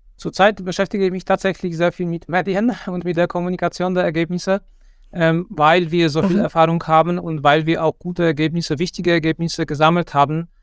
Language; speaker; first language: German; non-native, fluent; Polish